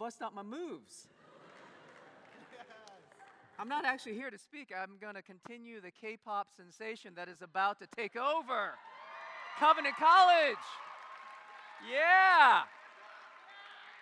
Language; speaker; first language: English; native; English